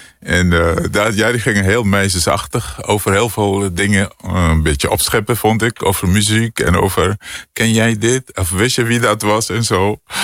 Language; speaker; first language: Dutch; native; Dutch